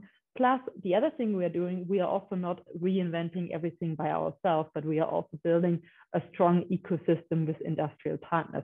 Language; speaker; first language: English; non-native, fluent; German